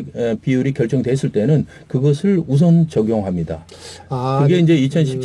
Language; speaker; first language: Korean; native; Korean